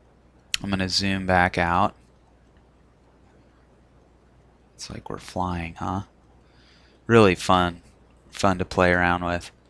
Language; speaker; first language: English; native; English